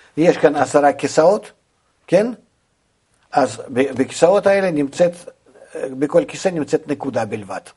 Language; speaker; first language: Hebrew; non-native, fluent; Russian